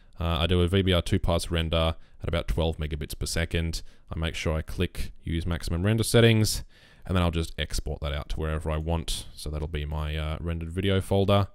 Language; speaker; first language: English; native; English